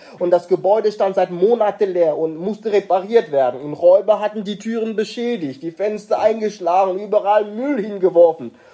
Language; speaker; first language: German; non-native, fluent; French